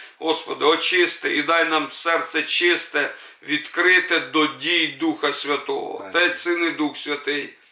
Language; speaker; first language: Ukrainian; native; Ukrainian